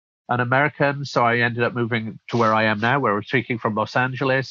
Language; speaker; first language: English; native; English